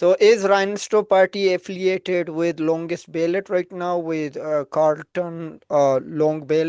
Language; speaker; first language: English; non-native, fluent; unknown